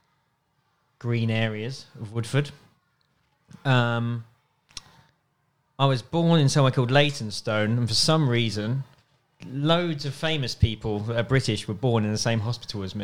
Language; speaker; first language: English; native; English